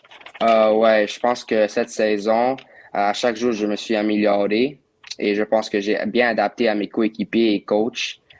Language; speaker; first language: French; non-native, local second language; English